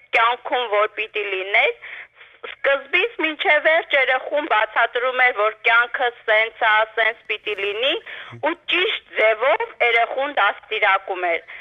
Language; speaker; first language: Armenian; native; Armenian